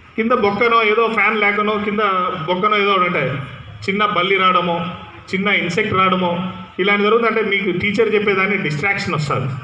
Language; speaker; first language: Telugu; native; Telugu